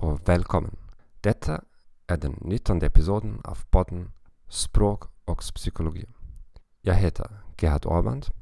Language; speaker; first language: Swedish; non-native, learner; German